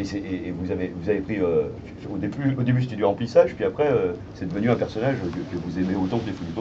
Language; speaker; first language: French; native; French